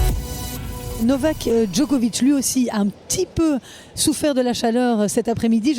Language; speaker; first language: French; native; French